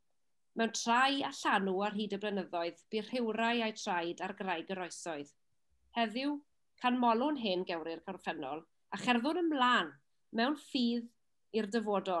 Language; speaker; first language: Welsh; native; Welsh